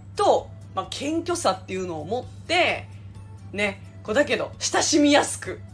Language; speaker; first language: Japanese; native; Japanese